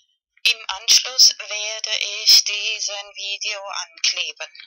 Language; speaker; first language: German; non-native, fluent; Spanish